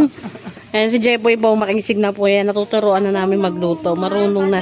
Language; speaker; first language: Filipino; native; Filipino